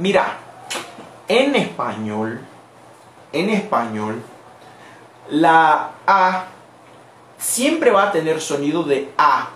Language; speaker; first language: Spanish; non-native, fluent; Portuguese